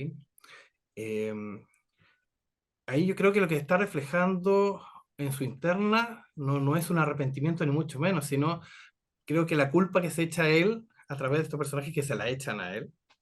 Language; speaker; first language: Spanish; native; Spanish